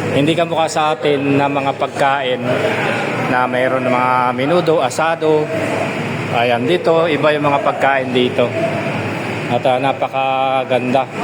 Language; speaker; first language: Filipino; non-native, local second language; Pampanga